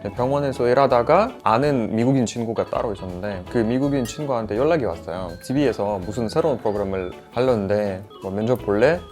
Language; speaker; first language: Korean; non-native, fluent; Russian